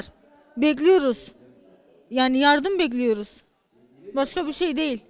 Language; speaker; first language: Turkish; non-native, local second language; Kurdish